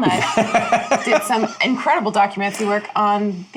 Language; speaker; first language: English; native; English